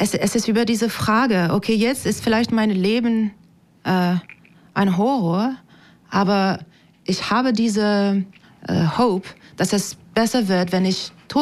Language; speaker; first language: German; non-native, fluent; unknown